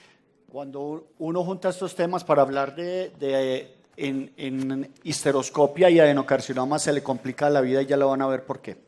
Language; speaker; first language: Spanish; native; Spanish